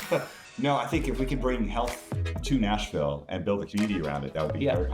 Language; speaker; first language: English; native; English